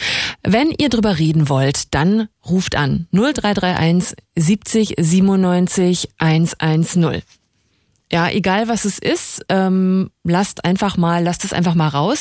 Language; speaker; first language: German; native; German